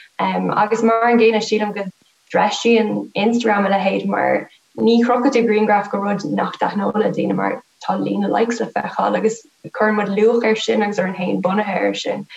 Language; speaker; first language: Irish; non-native, local second language; English